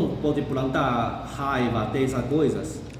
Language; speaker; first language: Portuguese; non-native, fluent; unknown